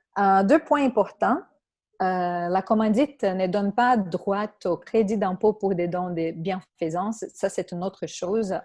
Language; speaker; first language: French; non-native, fluent; Portuguese